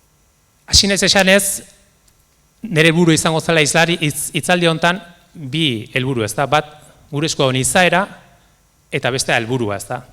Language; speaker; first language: Basque; native; Basque